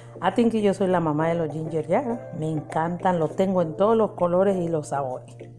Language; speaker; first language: Spanish; native; Spanish